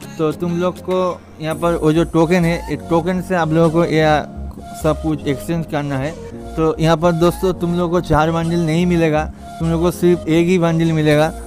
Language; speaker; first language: Hindi; non-native, local second language; Bangla